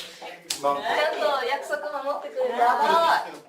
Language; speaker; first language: Japanese; native; Japanese